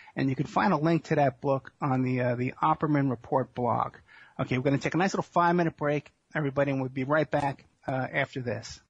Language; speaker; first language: English; native; English